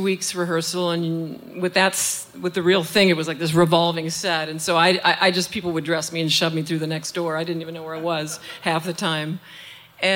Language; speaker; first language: English; native; English